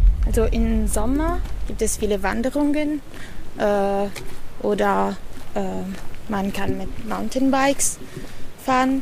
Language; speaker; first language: German; non-native, fluent; Italian